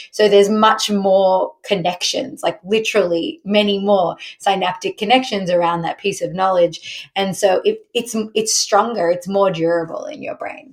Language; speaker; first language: English; native; English